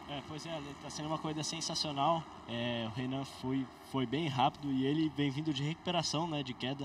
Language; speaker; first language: Portuguese; native; Portuguese